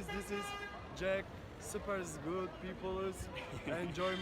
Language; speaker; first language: English; non-native, learner; Turkish